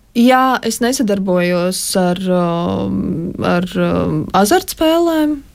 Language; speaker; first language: Latvian; native; Latvian